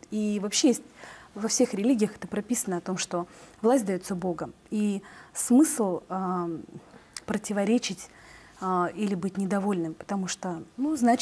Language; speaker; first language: Russian; native; Russian